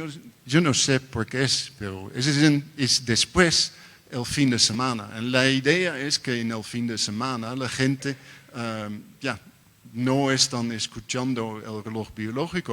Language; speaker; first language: Spanish; non-native, learner; Dutch